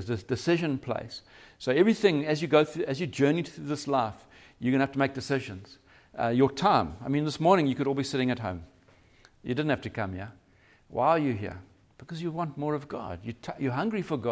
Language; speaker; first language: English; native; English